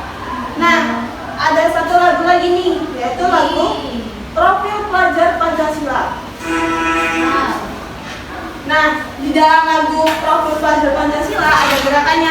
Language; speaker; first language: Indonesian; native; Indonesian